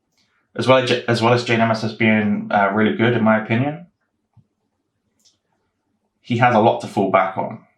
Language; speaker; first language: English; native; English